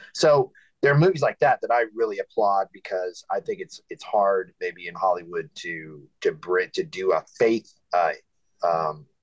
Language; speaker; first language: English; native; English